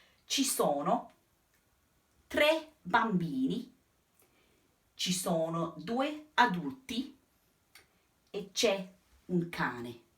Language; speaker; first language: Italian; non-native, fluent; English